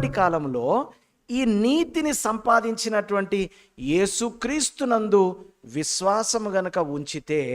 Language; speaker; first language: Telugu; native; Telugu